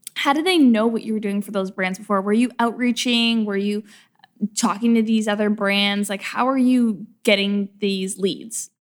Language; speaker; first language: English; native; English